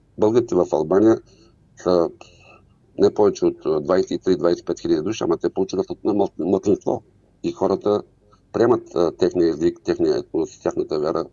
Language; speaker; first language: Bulgarian; non-native, local second language; Turkish